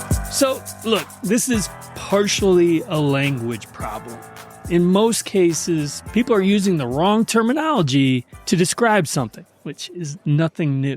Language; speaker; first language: English; native; English